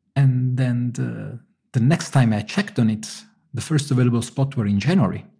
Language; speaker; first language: English; non-native, fluent; Italian